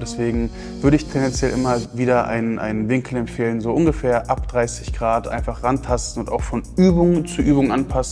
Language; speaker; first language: German; native; German